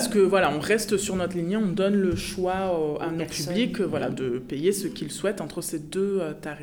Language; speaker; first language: French; native; French